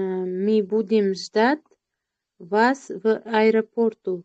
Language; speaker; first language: Russian; non-native, learner; Uzbek